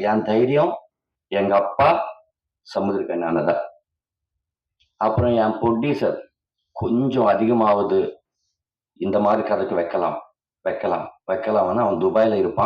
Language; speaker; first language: Tamil; non-native, learner; Telugu